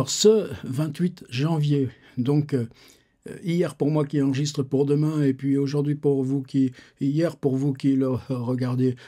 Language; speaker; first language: French; native; French